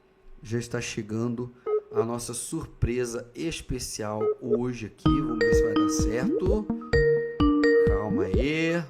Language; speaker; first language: Portuguese; native; Portuguese